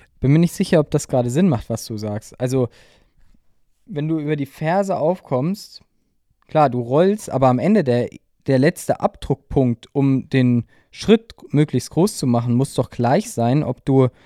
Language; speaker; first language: German; native; German